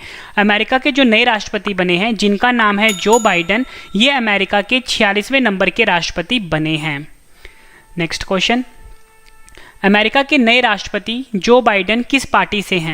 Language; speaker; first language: Hindi; native; Hindi